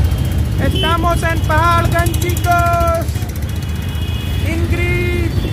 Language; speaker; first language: Spanish; non-native, fluent; Hindi